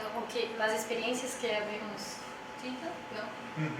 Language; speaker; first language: Spanish; non-native, learner; Portuguese